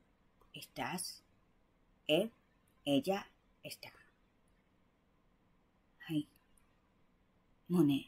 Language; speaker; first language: Spanish; non-native, learner; Japanese